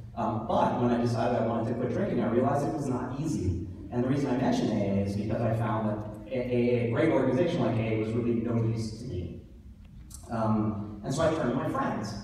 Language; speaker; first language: English; native; English